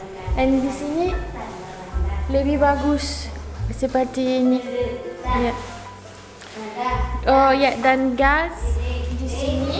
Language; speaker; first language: Indonesian; non-native, learner; French